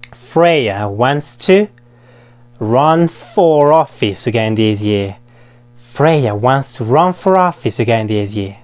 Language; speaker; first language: English; non-native, fluent; Spanish